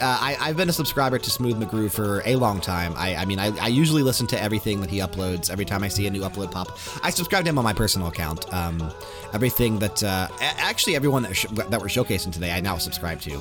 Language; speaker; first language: English; native; English